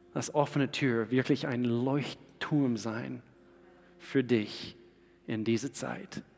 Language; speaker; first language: German; non-native, fluent; English